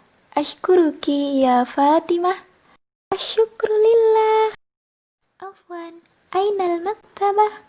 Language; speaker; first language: Arabic; non-native, learner; Indonesian